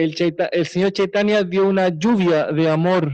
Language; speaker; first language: Spanish; native; Spanish